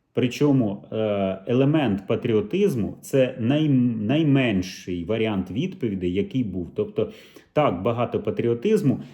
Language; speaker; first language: Ukrainian; native; Ukrainian